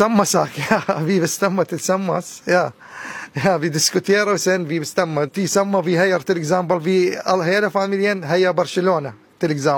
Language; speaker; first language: Swedish; non-native, learner; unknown